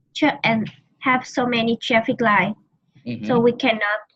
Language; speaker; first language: English; non-native, learner; Vietnamese